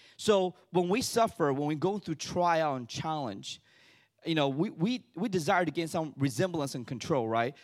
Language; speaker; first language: English; early bilingual, other home language; Chinese